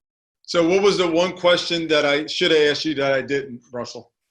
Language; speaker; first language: English; native; English